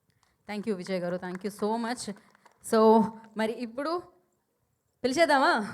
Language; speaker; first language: Telugu; native; Telugu